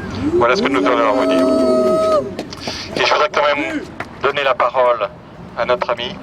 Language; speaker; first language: French; native; French